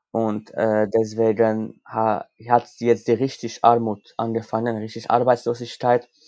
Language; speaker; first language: German; non-native, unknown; Armenian